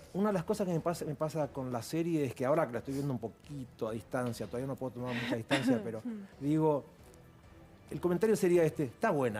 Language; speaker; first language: Spanish; native; Spanish